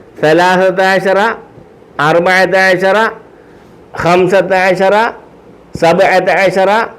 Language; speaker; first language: Arabic; non-native, fluent; Malayalam